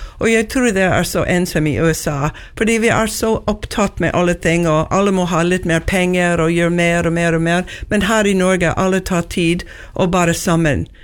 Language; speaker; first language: Norwegian; non-native, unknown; English